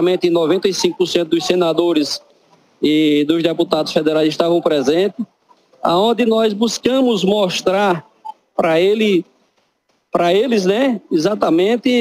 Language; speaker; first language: Portuguese; native; Portuguese